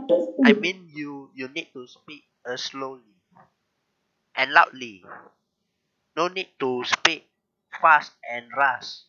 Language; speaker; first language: English; non-native, learner; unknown